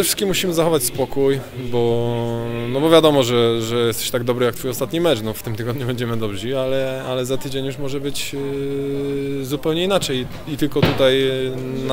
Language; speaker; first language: Polish; native; Polish